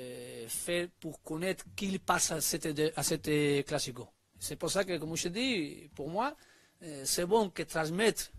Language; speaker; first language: French; non-native, learner; Spanish